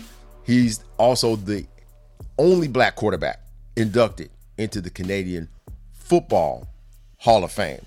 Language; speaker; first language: English; native; English